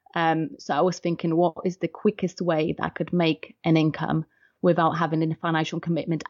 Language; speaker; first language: English; non-native, fluent; Polish